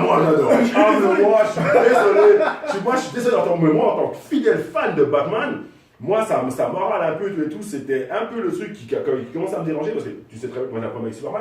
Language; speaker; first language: French; native; French